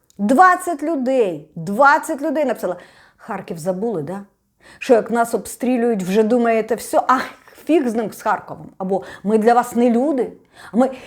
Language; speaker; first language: Ukrainian; non-native, local second language; Russian